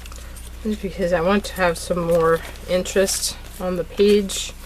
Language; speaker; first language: English; native; English